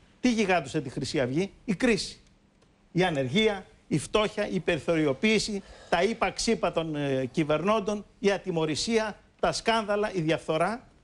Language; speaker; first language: Greek; native; Greek